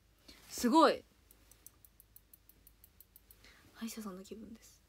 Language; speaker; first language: Japanese; native; Japanese